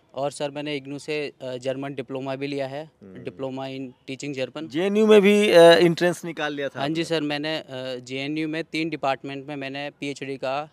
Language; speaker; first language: Hindi; native; Hindi